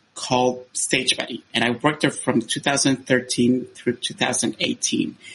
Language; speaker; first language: English; non-native, fluent; Spanish